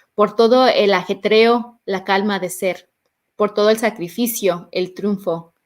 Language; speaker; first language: Spanish; early bilingual, heritage; Spanish